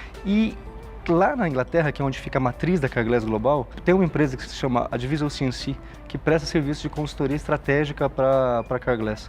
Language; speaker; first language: Portuguese; native; Portuguese